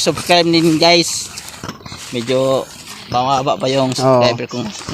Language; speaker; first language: Filipino; non-native, local second language; Cebuano